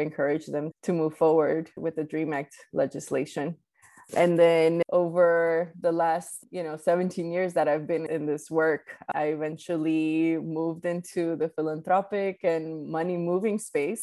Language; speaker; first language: English; early bilingual, other home language; Spanish